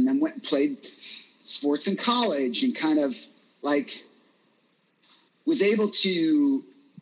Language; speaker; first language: English; native; English